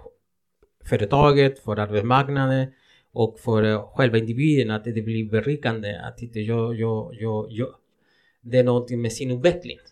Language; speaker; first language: Swedish; non-native, fluent; Spanish